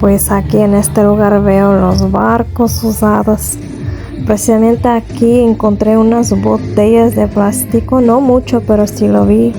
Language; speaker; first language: Spanish; non-native, fluent; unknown